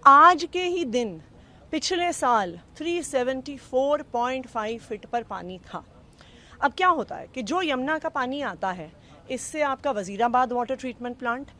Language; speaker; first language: Hindi; native; Hindi